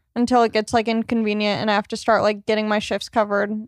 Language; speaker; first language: English; native; English